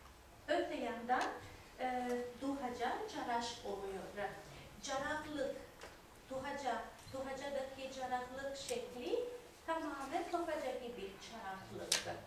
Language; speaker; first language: Turkish; non-native, fluent; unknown